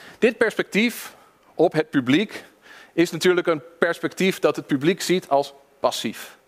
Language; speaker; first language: Dutch; early bilingual, other home language; English